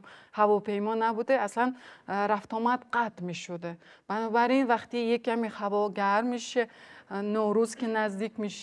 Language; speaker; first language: Persian; non-native, fluent; Kazakh